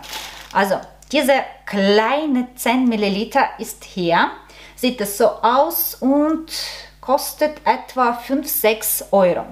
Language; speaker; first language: German; non-native, learner; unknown